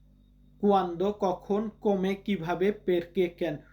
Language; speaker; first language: Italian; non-native, learner; Bangla